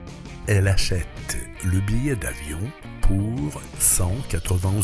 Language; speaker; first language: French; non-native, fluent; Russian